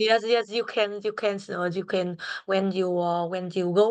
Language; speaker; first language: English; non-native, learner; Vietnamese